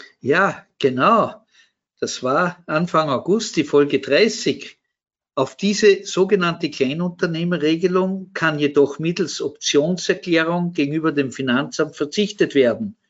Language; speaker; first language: German; native; German